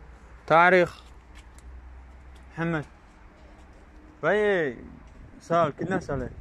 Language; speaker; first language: Arabic; non-native, learner; Tajik